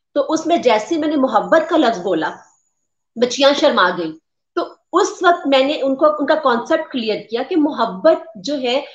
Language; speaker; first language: Urdu; native; Urdu